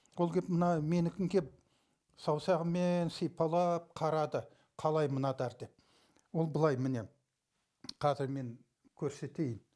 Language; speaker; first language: Kazakh; early bilingual, heritage; Kazakh